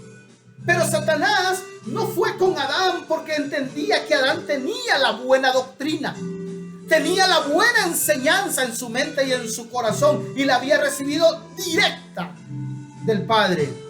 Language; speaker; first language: Spanish; native; Spanish